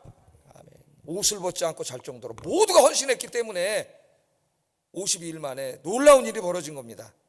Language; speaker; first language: Korean; native; Korean